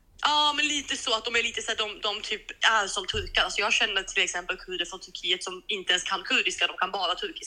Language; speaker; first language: Swedish; early bilingual, other home language; Kurdish